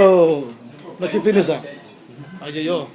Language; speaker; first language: English; non-native, learner; Chinese